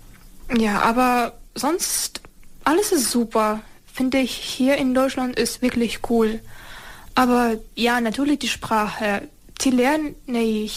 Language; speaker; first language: German; non-native, learner; Ukrainian